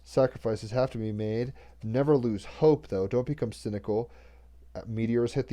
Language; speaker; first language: English; native; English